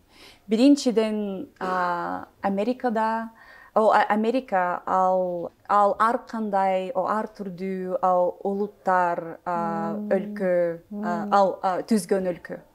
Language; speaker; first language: Kyrgyz; non-native, learner; English